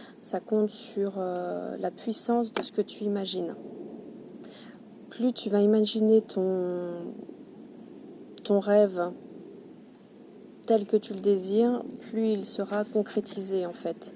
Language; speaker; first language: French; native; French